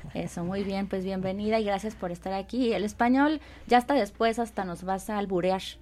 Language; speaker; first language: Spanish; native; Spanish